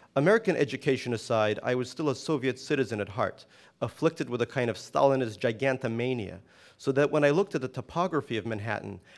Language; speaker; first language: English; non-native, fluent; Russian